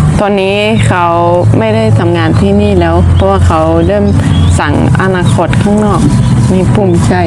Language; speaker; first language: Thai; non-native, fluent; Dutch